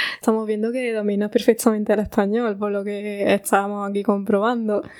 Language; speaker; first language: Spanish; native; Spanish